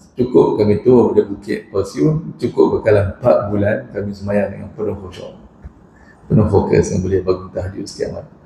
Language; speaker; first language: Malay; native; Malay